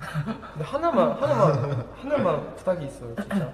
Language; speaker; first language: Korean; non-native, fluent; Japanese